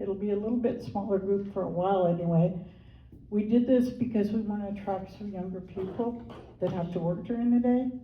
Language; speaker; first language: English; native; English